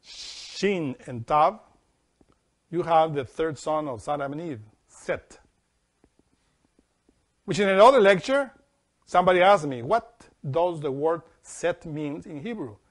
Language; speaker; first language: English; non-native, fluent; Spanish